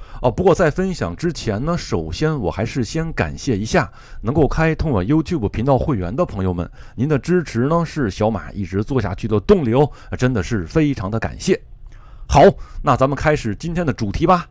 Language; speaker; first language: Chinese; native; Chinese